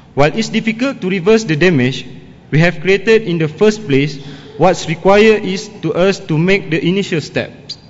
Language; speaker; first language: English; non-native, local second language; Malay